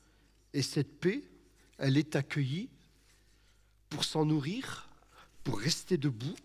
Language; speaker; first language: French; native; French